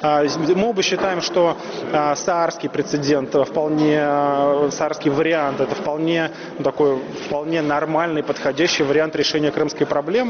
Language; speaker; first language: Russian; native; Russian